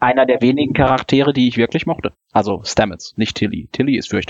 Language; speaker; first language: German; native; German